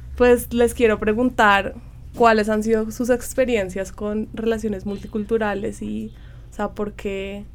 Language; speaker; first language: Spanish; native; Spanish